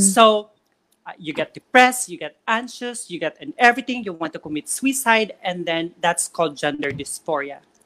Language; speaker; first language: English; non-native, local second language; Filipino